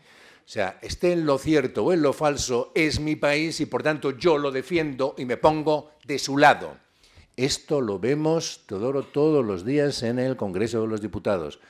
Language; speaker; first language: Spanish; native; Spanish